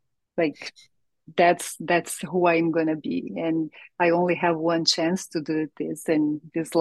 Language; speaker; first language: English; non-native, fluent; Portuguese